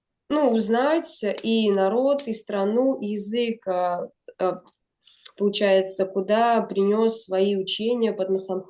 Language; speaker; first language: Russian; native; Russian